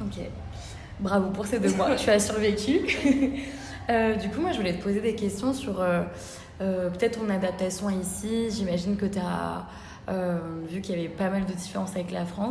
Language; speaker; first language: French; native; French